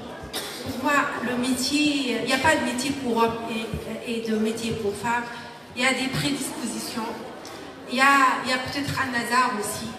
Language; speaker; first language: French; non-native, local second language; Arabic